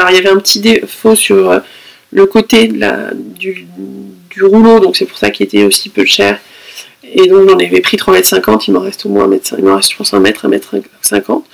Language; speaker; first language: French; native; French